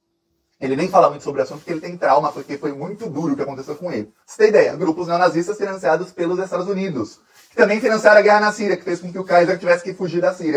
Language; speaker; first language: Portuguese; native; Portuguese